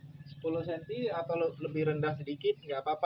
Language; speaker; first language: Indonesian; native; Indonesian